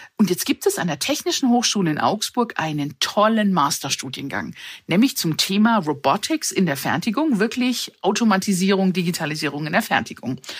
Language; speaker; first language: German; early bilingual, other home language; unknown